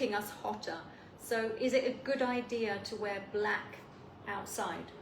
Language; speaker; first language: English; native; English